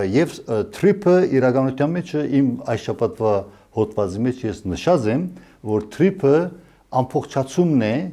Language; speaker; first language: Armenian; early bilingual, heritage; Armenian